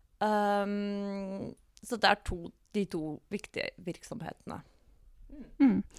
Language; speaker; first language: Norwegian; non-native, fluent; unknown